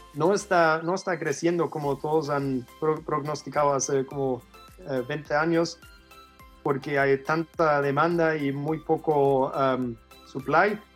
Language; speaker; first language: Spanish; non-native, fluent; German